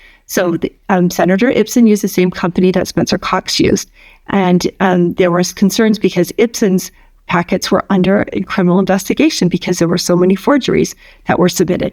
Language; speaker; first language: English; native; English